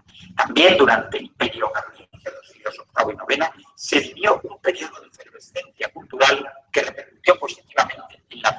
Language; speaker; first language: Spanish; native; Spanish